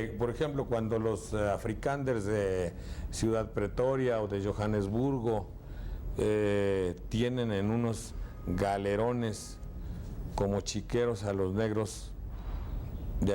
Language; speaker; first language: Spanish; native; Spanish